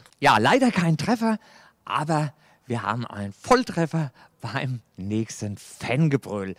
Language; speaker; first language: German; native; German